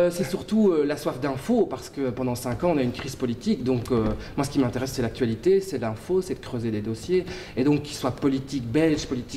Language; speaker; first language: French; native; French